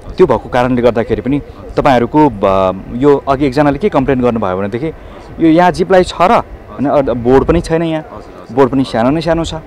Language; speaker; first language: Nepali; native; Nepali